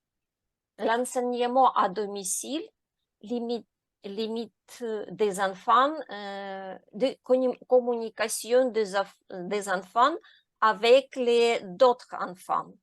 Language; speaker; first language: French; non-native, learner; Ukrainian